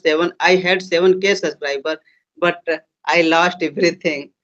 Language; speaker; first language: English; non-native, learner; Hindi